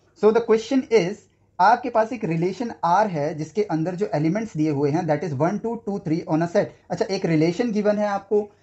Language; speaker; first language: Hindi; native; Hindi